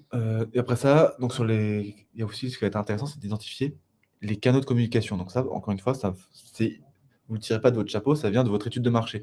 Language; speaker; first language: French; native; French